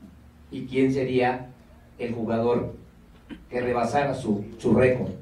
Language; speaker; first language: Spanish; native; Spanish